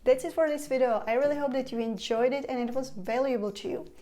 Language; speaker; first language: English; non-native, fluent; Czech